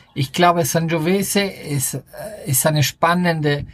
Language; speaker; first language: German; early bilingual, other home language; Italian